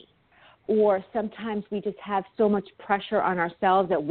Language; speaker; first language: English; native; English